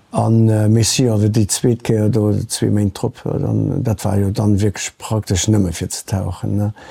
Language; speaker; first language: Luxembourgish; early bilingual, other home language; Portuguese